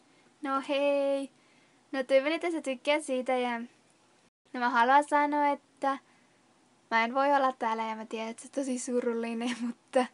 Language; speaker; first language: Finnish; non-native, learner; Spanish